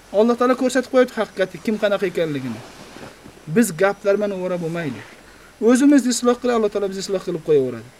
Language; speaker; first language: Uzbek; native; Uzbek